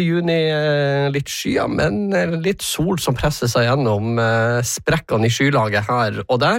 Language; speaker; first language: Norwegian; native; Norwegian